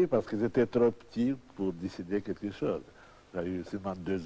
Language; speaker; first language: French; non-native, learner; Russian